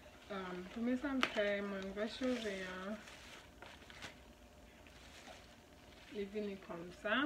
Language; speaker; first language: French; non-native, local second language; Haitian Creole